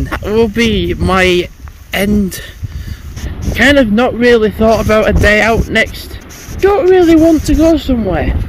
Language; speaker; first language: English; native; English